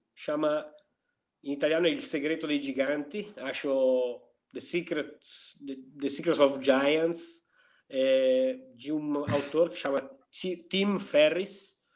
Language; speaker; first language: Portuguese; non-native, fluent; Italian